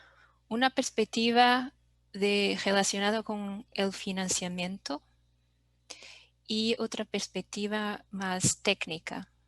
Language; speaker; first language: Spanish; non-native, fluent; Portuguese